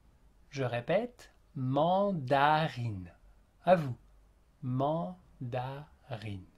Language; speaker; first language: French; native; French